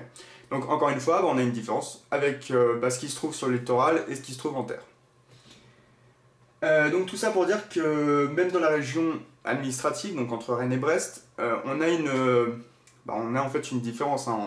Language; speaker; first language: French; native; French